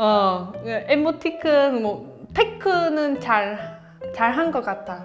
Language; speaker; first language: Korean; non-native, learner; Vietnamese